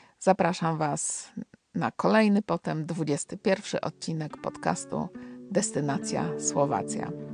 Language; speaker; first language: Polish; native; Polish